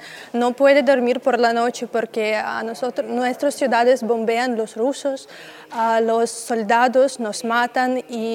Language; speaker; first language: Spanish; non-native, learner; Russian